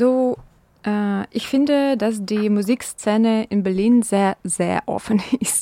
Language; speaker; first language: German; non-native, fluent; Ukrainian